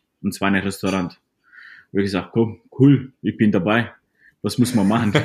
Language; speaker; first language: German; non-native, fluent; Spanish